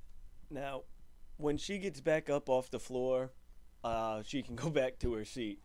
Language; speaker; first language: English; native; English